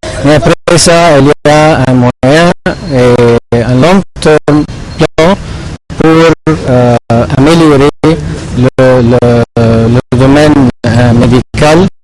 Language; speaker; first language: French; non-native, fluent; Arabic